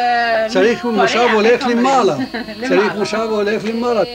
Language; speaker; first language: Hebrew; non-native, learner; Romanian